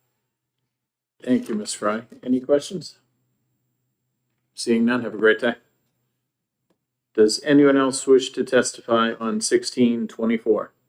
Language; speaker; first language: English; native; English